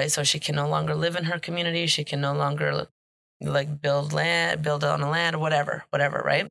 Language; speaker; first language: English; native; English